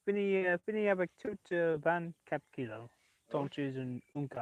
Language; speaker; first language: French; non-native, learner; English